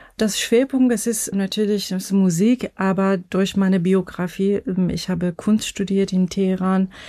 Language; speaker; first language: German; non-native, fluent; Persian